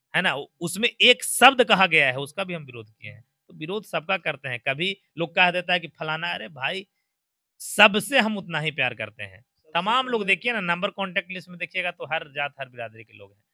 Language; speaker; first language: Hindi; native; Hindi